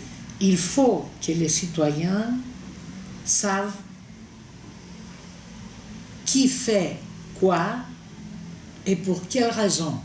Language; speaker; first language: French; non-native, fluent; Greek